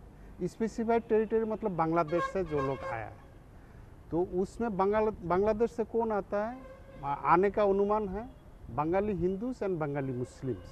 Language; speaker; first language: Urdu; non-native, local second language; Bangla